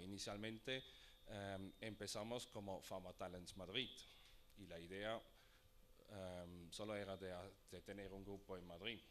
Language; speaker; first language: Spanish; non-native, fluent; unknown